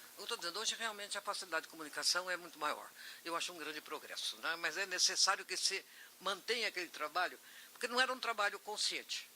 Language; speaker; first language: Portuguese; native; Portuguese